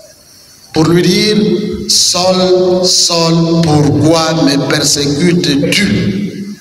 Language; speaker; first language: French; non-native, local second language; Kituba (Democratic Republic of Congo)